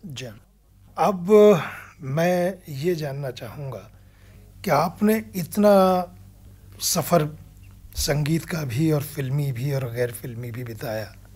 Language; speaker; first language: Hindi; native; Hindi